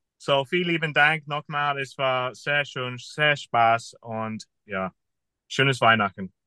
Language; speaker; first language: German; non-native, learner; English